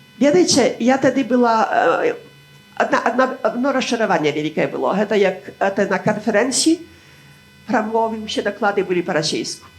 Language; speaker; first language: Belarusian; native; Belarusian